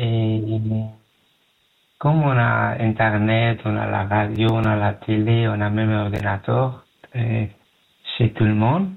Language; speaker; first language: French; non-native, learner; Pashto